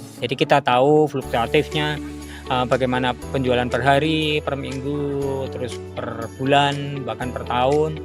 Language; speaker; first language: Indonesian; native; Indonesian